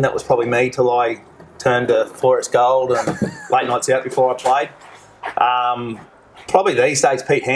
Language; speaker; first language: English; native; English